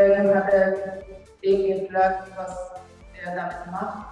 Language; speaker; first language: German; non-native, fluent; Japanese